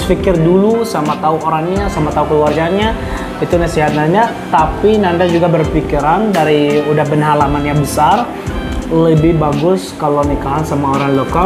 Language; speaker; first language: Indonesian; non-native, learner; Arabic